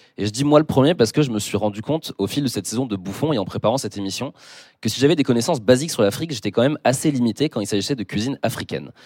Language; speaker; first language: French; native; French